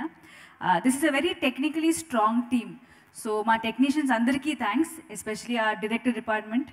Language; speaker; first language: Telugu; non-native, fluent; Tamil